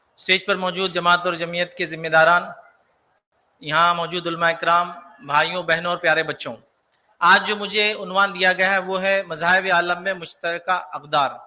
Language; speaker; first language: Urdu; native; Urdu